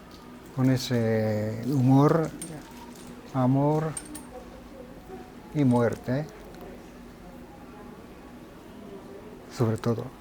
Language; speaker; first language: Spanish; non-native, fluent; Japanese